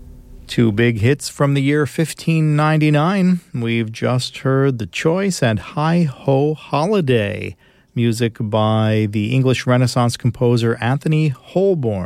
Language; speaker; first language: English; native; English